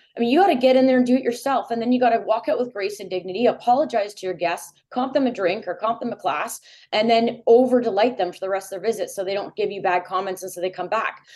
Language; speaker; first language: English; native; English